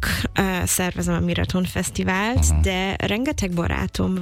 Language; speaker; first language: Hungarian; non-native, fluent; English